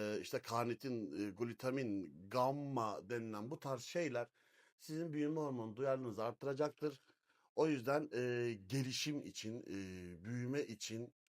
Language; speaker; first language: Turkish; native; Turkish